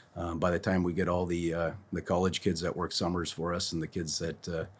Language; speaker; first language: English; native; English